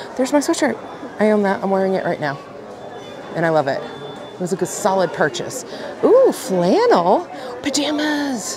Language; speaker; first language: English; native; English